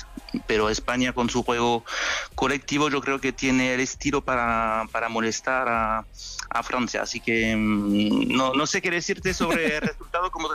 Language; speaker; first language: Spanish; non-native, fluent; French